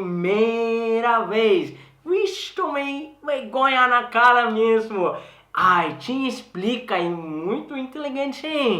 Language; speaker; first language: Portuguese; non-native, learner; Swedish